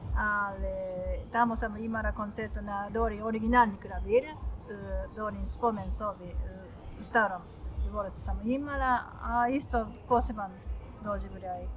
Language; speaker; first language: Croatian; non-native, learner; Japanese